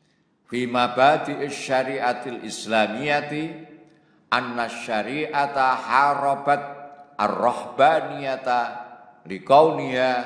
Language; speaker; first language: Arabic; non-native, fluent; Indonesian